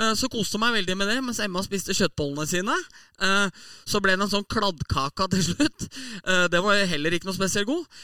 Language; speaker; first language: Norwegian; native; Norwegian